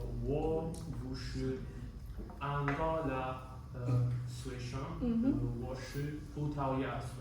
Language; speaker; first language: Chinese; non-native, learner; Portuguese